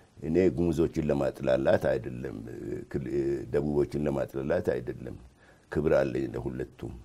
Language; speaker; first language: Amharic; non-native, local second language; Oromo